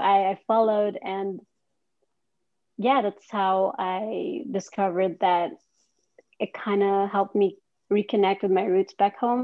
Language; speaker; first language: English; non-native, local second language; Cebuano